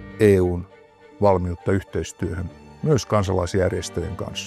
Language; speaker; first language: Finnish; native; Finnish